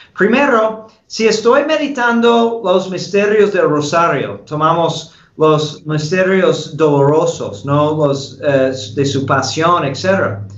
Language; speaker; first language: Spanish; non-native, fluent; English